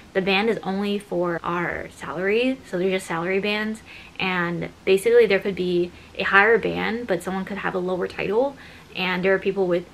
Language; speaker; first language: English; native; English